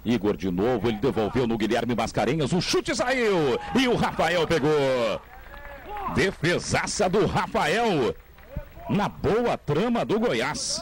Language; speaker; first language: Portuguese; native; Portuguese